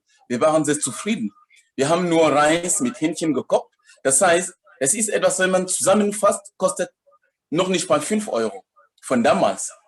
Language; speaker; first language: German; non-native, fluent; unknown